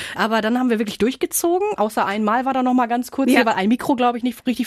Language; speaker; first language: German; native; German